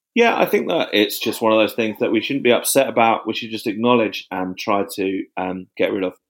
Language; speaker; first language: English; native; English